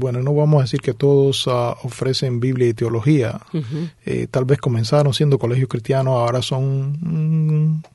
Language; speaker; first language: Spanish; native; Spanish